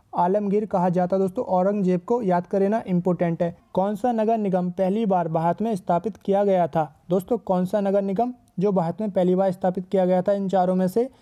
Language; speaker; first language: Hindi; native; Hindi